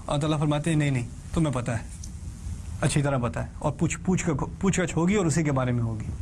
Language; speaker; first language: Urdu; early bilingual, heritage; Urdu